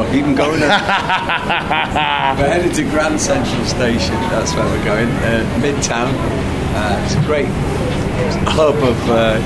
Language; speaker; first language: English; native; English